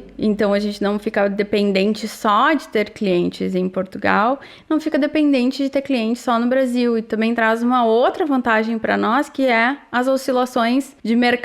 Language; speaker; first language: Portuguese; native; Portuguese